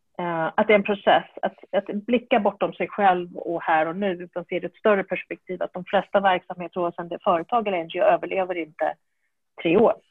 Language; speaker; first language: Swedish; early bilingual, other home language; Kurdish